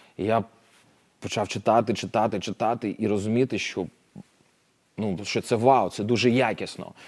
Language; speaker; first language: Ukrainian; non-native, local second language; Russian